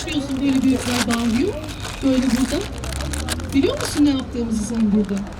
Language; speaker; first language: Turkish; native; Turkish